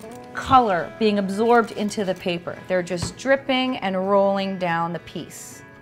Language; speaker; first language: English; native; English